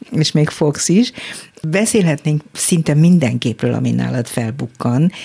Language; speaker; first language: Hungarian; native; Hungarian